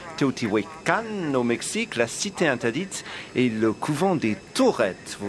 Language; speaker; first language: French; non-native, fluent; English